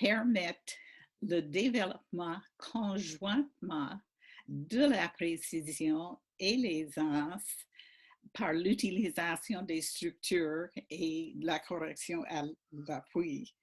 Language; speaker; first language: French; non-native, fluent; English